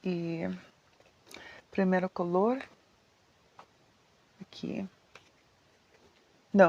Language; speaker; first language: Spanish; non-native, learner; English